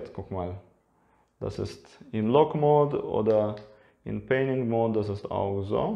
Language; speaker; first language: German; non-native, learner; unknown